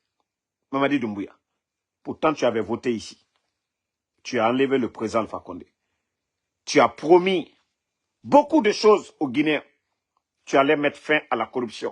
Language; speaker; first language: French; non-native, local second language; Mandingo